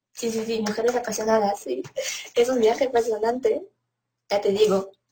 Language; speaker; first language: Spanish; non-native, fluent; Ukrainian